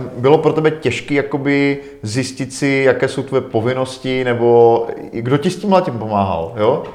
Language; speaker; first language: Czech; native; Czech